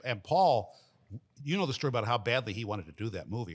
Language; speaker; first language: English; native; English